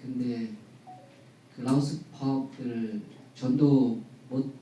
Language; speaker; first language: Korean; non-native, learner; Lao